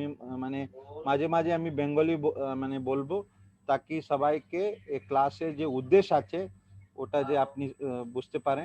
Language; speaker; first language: Bangla; non-native, learner; Hindi